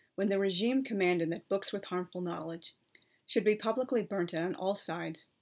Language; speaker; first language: English; native; English